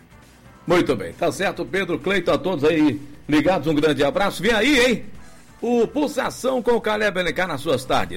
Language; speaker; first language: Portuguese; native; Portuguese